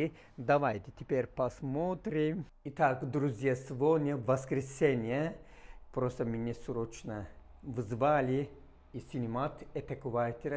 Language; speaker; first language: Russian; non-native, learner; Turkish